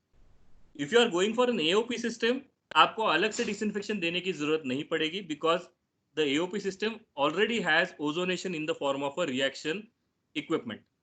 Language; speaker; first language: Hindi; non-native, local second language; Marathi